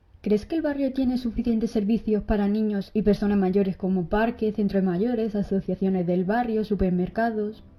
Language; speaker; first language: Spanish; native; Spanish